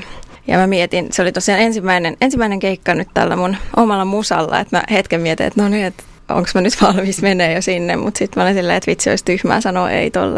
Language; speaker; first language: Finnish; native; Finnish